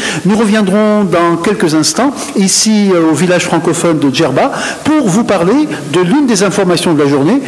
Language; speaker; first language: French; non-native, local second language; Arabic